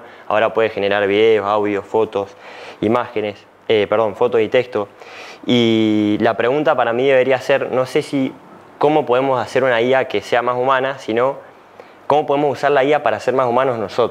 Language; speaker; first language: Spanish; native; Spanish